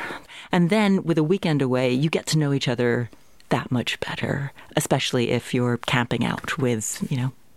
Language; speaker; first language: English; native; English